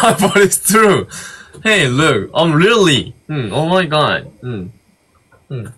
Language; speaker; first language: English; non-native, learner; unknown